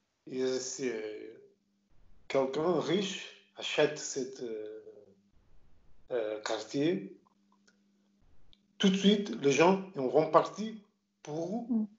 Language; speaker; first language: French; non-native, local second language; Portuguese